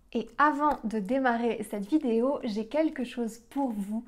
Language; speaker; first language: French; native; French